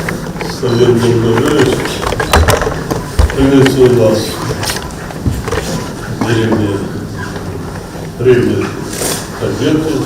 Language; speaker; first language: Russian; non-native, local second language; Tajik